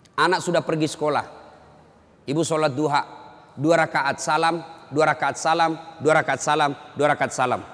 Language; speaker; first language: Indonesian; native; Indonesian